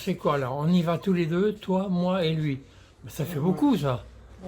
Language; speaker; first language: French; native; French